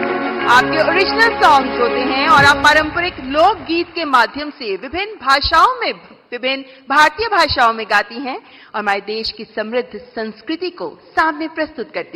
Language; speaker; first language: Hindi; native; Hindi